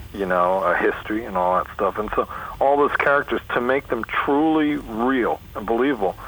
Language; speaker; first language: English; native; English